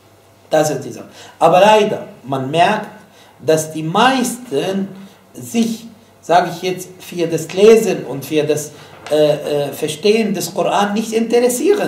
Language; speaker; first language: German; non-native, fluent; Arabic